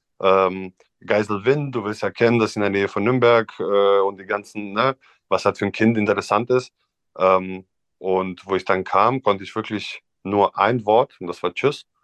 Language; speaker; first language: German; non-native, fluent; Serbian